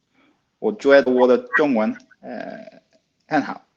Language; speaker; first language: Chinese; non-native, learner; Swedish